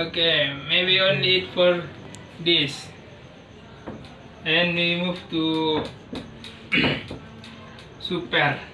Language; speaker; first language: English; non-native, learner; Indonesian